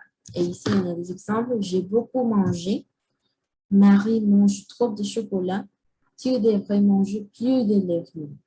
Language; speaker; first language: French; non-native, learner; Spanish